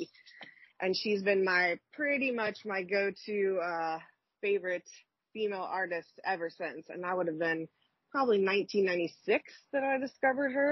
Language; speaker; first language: English; native; English